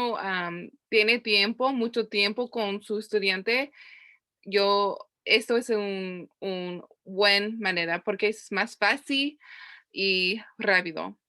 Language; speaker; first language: Spanish; non-native, learner; English